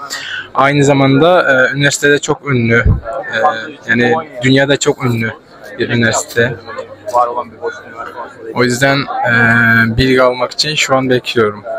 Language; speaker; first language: Turkish; non-native, fluent; Kyrgyz